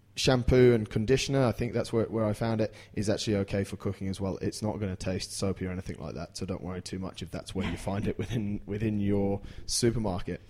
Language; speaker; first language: English; native; English